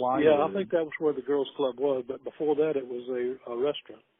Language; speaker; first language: English; native; English